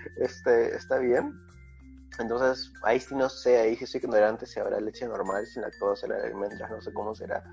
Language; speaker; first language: Spanish; native; Spanish